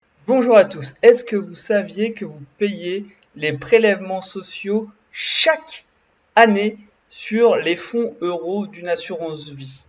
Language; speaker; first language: French; native; French